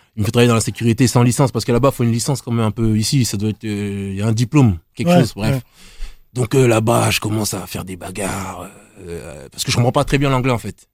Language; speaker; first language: French; native; French